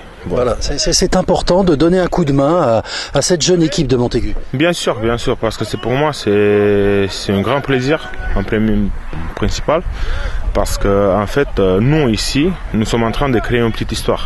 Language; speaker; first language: French; non-native, fluent; Romanian